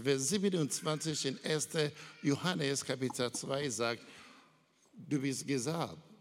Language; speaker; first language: German; non-native, learner; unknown